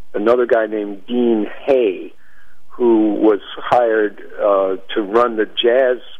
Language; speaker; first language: English; native; English